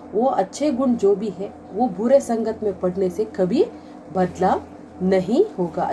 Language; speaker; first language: Hindi; non-native, local second language; Kannada